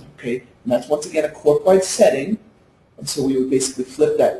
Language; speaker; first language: English; native; English